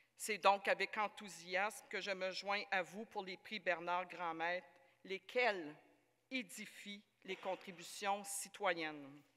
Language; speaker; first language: French; native; French